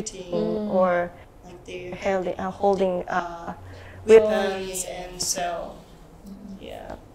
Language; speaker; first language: English; non-native, learner; Japanese